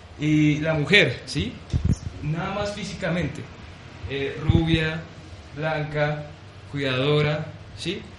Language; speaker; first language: Spanish; native; Spanish